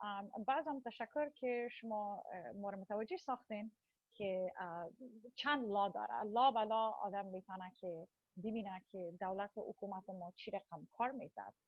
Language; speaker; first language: Persian; early bilingual, heritage; Persian